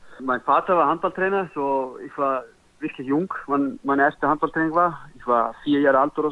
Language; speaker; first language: German; non-native, learner; Icelandic